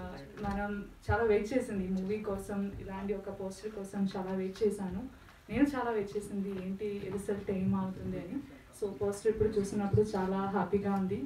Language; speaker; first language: Telugu; non-native, learner; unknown